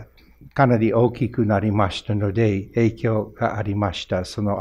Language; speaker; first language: Japanese; non-native, fluent; English